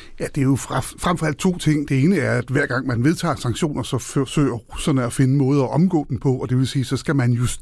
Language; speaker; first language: Danish; native; Danish